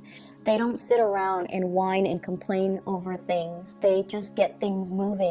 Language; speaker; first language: English; native; English